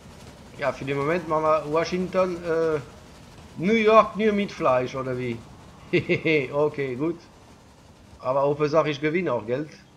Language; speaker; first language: German; non-native, learner; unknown